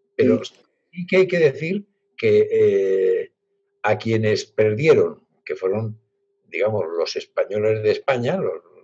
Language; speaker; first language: Spanish; native; Spanish